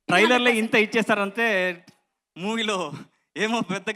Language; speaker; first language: Telugu; non-native, learner; Kannada